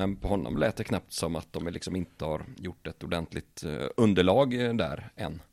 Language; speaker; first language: Swedish; native; Swedish